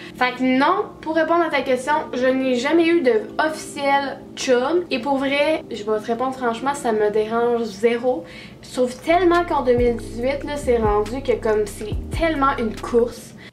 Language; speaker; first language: French; native; French